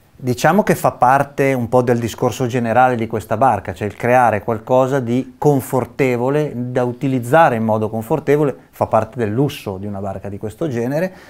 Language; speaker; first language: Italian; native; Italian